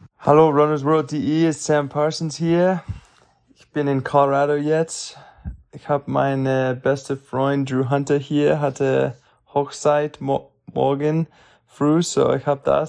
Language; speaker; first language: German; non-native, learner; English